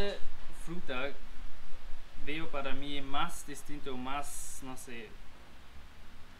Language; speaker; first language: Spanish; non-native, learner; German